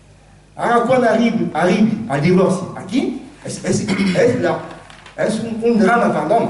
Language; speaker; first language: Catalan; non-native, fluent; Lingala